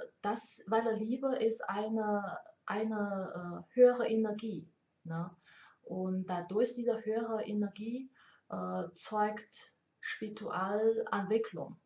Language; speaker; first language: German; non-native, learner; Chinese